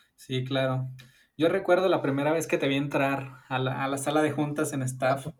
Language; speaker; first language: Spanish; native; Spanish